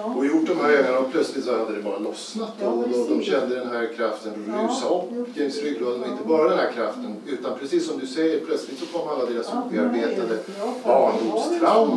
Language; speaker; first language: Swedish; native; Swedish